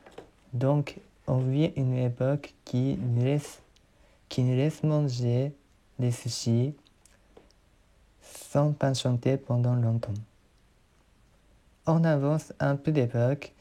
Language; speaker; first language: French; non-native, learner; Japanese